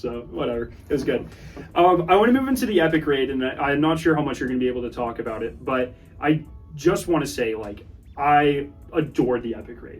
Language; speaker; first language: English; native; English